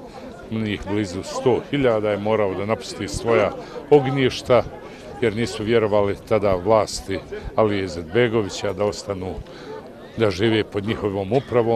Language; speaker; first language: Serbian; native; Serbian